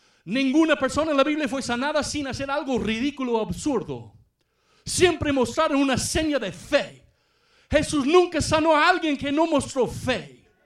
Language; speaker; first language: Spanish; non-native, fluent; English